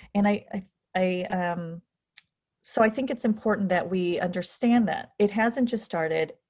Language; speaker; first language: English; native; English